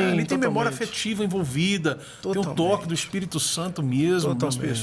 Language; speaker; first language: Portuguese; native; Portuguese